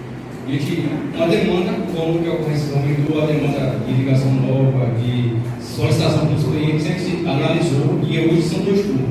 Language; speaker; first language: Portuguese; native; Portuguese